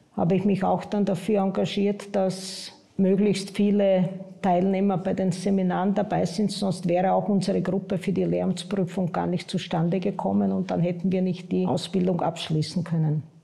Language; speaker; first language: German; non-native, local second language; Croatian